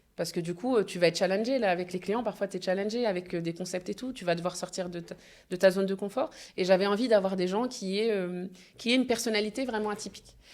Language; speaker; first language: French; early bilingual, other home language; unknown